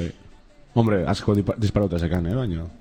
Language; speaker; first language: Basque; native; Basque